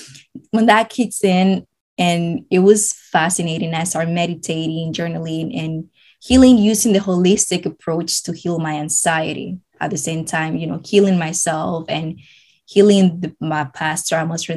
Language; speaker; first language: English; non-native, fluent; Spanish